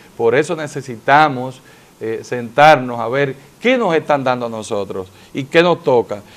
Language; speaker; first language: Spanish; native; Spanish